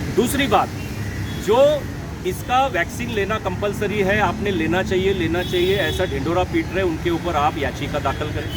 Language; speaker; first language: Hindi; native; Hindi